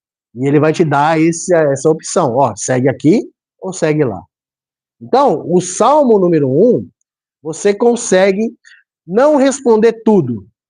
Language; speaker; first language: Portuguese; native; Portuguese